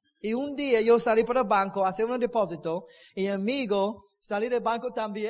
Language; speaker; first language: Spanish; non-native, learner; English